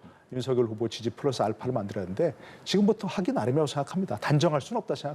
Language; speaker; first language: Korean; native; Korean